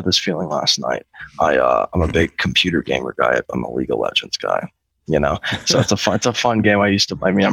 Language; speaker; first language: English; native; English